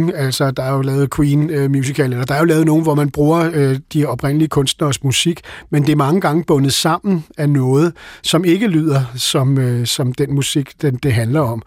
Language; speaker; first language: Danish; native; Danish